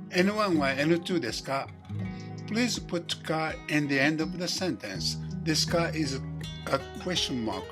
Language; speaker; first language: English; non-native, fluent; Japanese